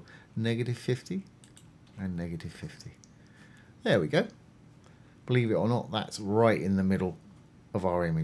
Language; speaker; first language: English; native; English